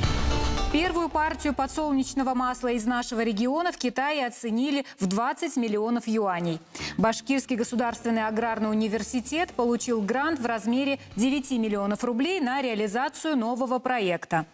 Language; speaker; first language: Russian; native; Russian